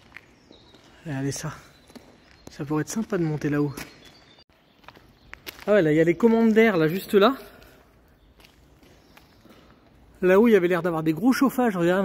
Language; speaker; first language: French; native; French